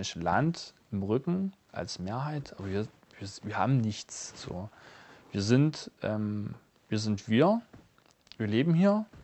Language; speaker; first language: German; non-native, local second language; Upper Sorbian